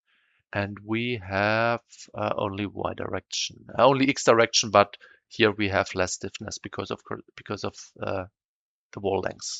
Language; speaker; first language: English; non-native, fluent; German